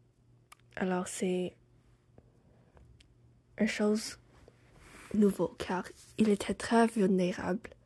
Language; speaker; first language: French; non-native, fluent; English